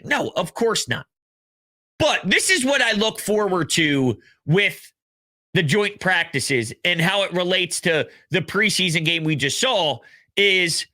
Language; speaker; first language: English; native; English